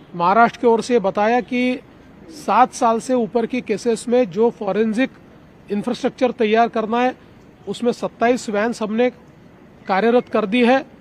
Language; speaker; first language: Hindi; non-native, local second language; Marathi